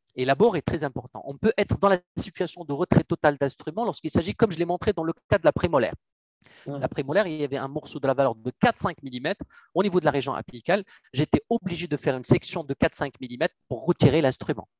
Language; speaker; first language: French; non-native, local second language; Arabic